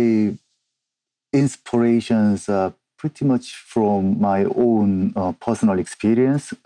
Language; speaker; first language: English; non-native, fluent; Korean